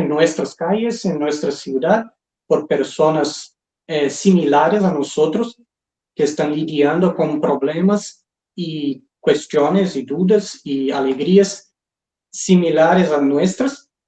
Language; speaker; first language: Spanish; non-native, fluent; Portuguese